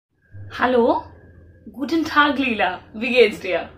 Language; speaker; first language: German; non-native, fluent; Hindi